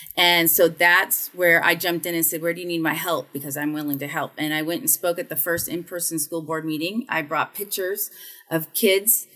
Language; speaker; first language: English; native; English